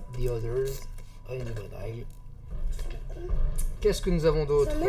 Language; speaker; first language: French; native; French